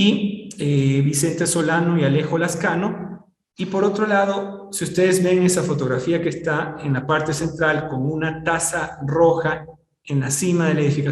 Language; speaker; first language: Spanish; native; Spanish